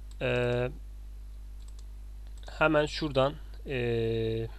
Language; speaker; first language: Turkish; native; Turkish